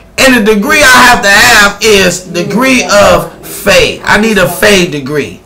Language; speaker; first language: English; native; English